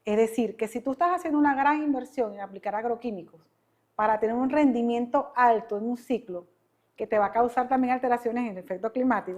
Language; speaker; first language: Spanish; native; Spanish